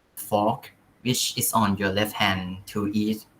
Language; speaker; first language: English; non-native, fluent; Thai